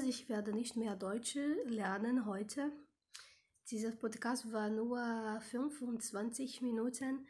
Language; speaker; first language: German; non-native, learner; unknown